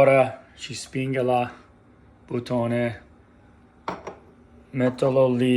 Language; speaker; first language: Italian; non-native, learner; English